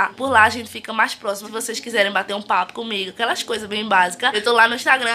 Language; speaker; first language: Portuguese; native; Portuguese